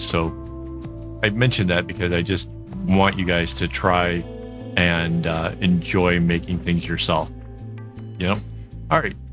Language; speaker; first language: English; native; English